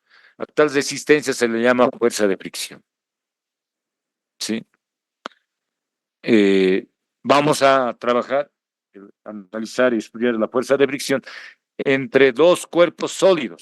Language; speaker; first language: Spanish; native; Spanish